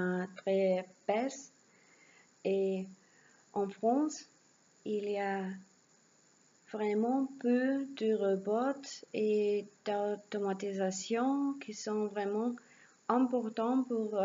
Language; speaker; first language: French; non-native, learner; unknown